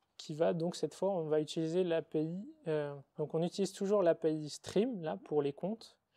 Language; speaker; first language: French; native; French